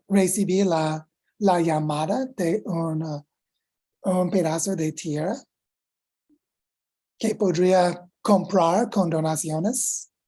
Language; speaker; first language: Spanish; non-native, fluent; English